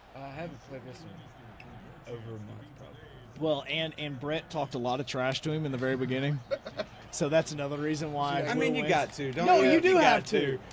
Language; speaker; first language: English; native; English